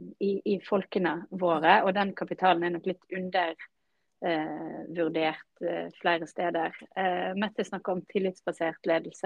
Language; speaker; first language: Norwegian; native; Norwegian